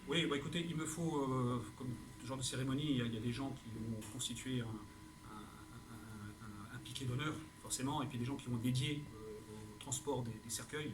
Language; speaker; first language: French; native; French